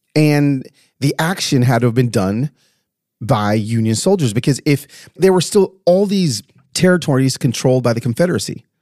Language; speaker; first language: English; native; English